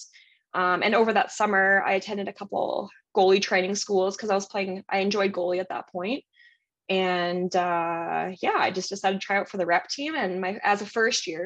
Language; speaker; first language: English; native; English